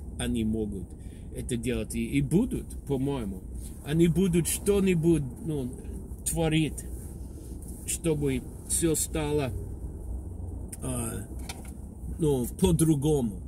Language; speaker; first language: Russian; non-native, fluent; English